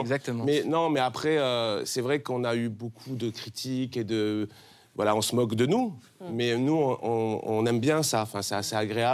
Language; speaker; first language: French; native; French